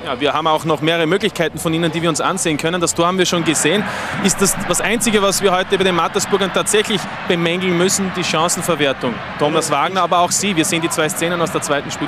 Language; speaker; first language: German; native; German